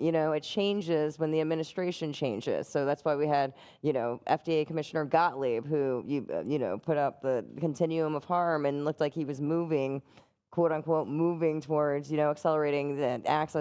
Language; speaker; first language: English; native; English